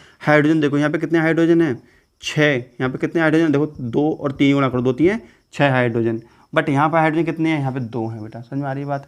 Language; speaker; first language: Hindi; native; Hindi